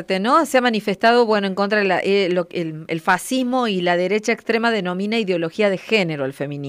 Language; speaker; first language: Spanish; native; Spanish